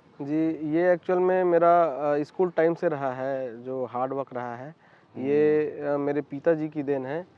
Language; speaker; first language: Hindi; native; Hindi